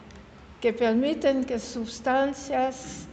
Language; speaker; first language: Spanish; non-native, learner; French